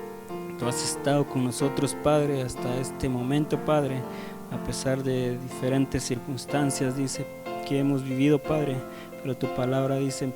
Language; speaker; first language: Spanish; native; Spanish